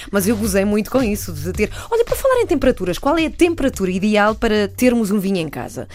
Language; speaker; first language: Portuguese; native; Portuguese